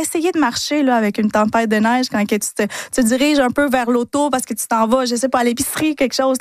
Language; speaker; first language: French; early bilingual, other home language; Spanish